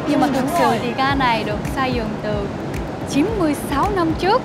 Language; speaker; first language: Vietnamese; non-native, fluent; Japanese